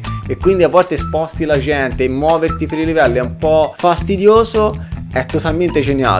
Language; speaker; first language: Italian; native; Italian